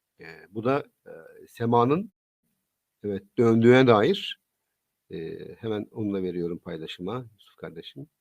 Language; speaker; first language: Turkish; native; Turkish